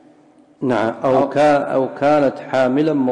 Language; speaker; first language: Arabic; native; Arabic